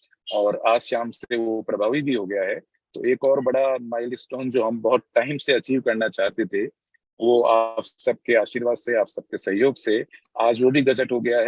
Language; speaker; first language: Hindi; native; Hindi